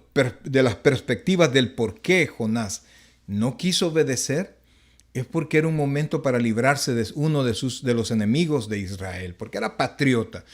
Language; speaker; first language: Spanish; native; Spanish